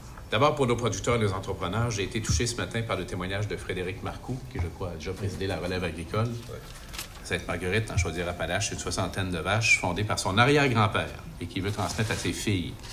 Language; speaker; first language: French; native; French